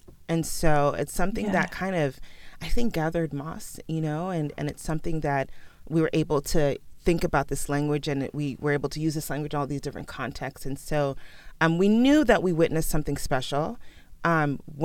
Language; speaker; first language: English; early bilingual, other home language; Krio